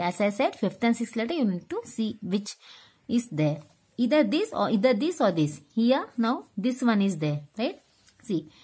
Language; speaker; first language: English; non-native, local second language; Tamil